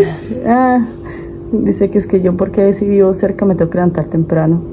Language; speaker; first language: Spanish; native; Spanish